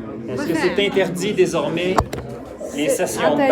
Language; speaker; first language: French; native; French